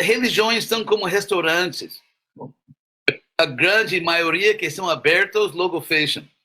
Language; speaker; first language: Portuguese; non-native, fluent; English